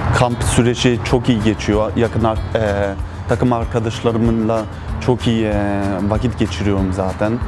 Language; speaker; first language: Turkish; early bilingual, heritage; Turkish